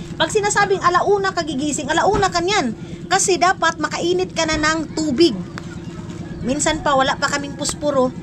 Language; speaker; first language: Filipino; non-native, local second language; Cebuano